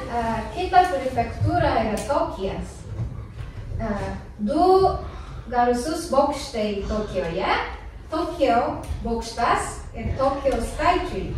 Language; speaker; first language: Lithuanian; non-native, learner; Japanese